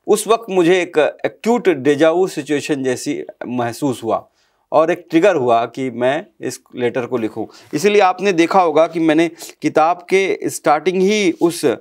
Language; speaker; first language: Hindi; native; Hindi